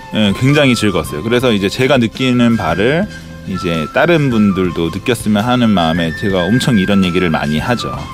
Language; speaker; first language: Korean; native; Korean